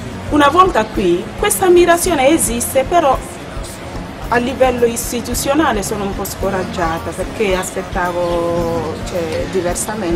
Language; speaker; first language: Italian; non-native, fluent; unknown